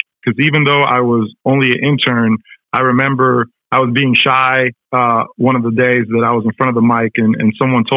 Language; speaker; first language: English; early bilingual, other home language; Spanish